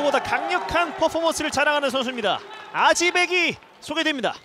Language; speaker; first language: Korean; native; Korean